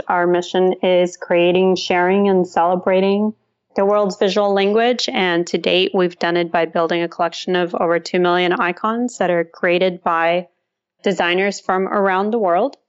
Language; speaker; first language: English; early bilingual, other home language; Russian